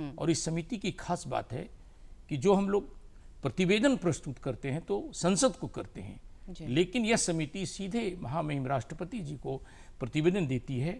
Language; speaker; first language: Hindi; native; Hindi